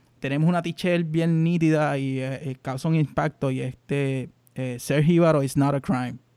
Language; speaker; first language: Spanish; native; Spanish